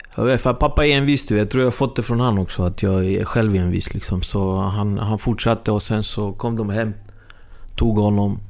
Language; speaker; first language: Swedish; early bilingual, other home language; Spanish